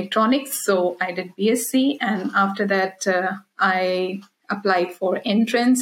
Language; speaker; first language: English; non-native, local second language; Hindi